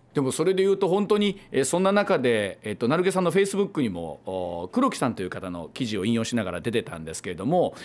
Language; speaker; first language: Japanese; native; Japanese